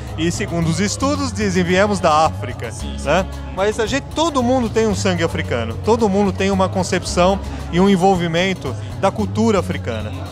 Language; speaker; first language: Portuguese; native; Portuguese